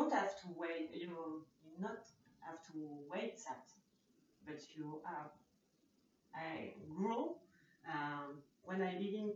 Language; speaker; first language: English; non-native, learner; French